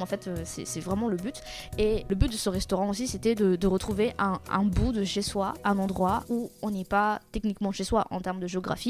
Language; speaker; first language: French; native; French